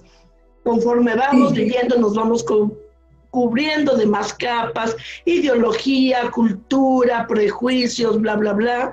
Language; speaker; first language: Spanish; native; Spanish